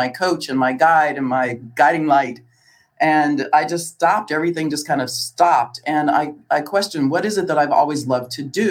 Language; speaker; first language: English; native; English